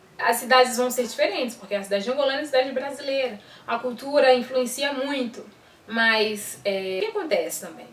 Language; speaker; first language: Portuguese; native; Portuguese